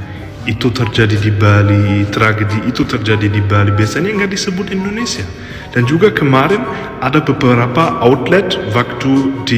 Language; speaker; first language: Indonesian; non-native, fluent; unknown